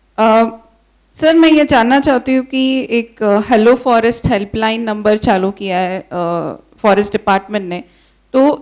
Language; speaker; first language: Hindi; non-native, local second language; Marathi